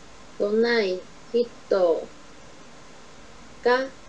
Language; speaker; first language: Japanese; non-native, learner; Chinese